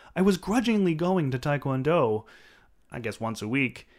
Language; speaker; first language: English; native; English